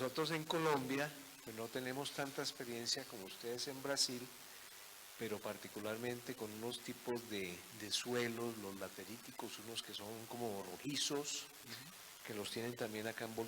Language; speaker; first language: Spanish; native; Spanish